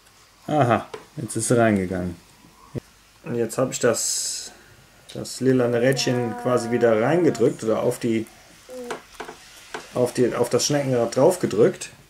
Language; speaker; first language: German; native; German